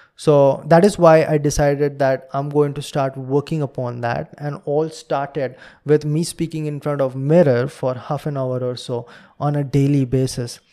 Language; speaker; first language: English; non-native, local second language; Hindi